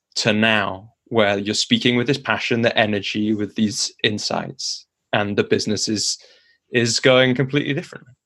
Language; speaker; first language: English; native; English